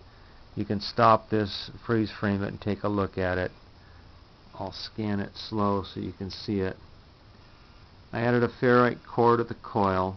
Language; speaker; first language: English; native; English